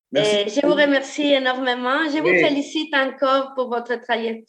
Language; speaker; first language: French; non-native, fluent; Spanish